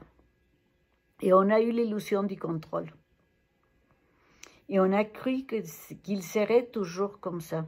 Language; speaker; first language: French; non-native, fluent; Spanish